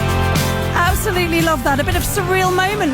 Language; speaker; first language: English; native; English